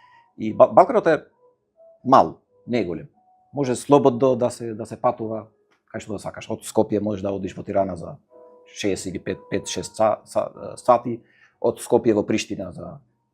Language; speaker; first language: Macedonian; non-native, fluent; Albanian